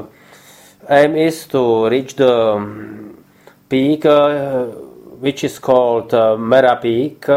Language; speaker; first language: English; non-native, learner; Czech